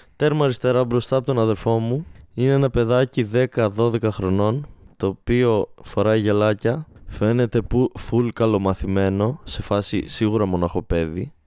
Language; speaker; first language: Greek; native; Greek